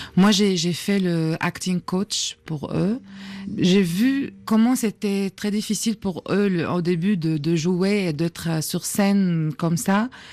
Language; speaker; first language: French; non-native, fluent; Arabic